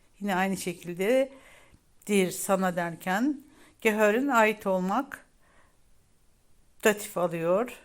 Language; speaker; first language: Turkish; native; Turkish